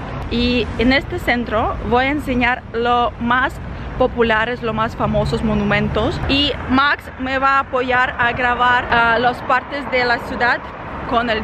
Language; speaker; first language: Spanish; non-native, fluent; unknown